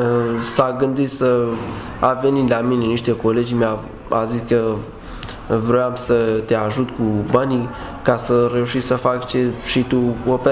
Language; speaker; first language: Romanian; non-native, learner; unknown